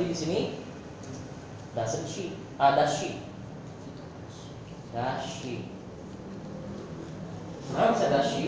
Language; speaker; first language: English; non-native, fluent; Indonesian